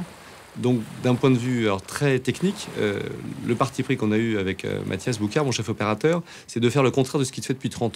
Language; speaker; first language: French; native; French